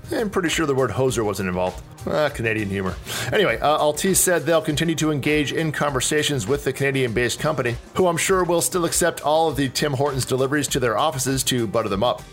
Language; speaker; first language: English; native; English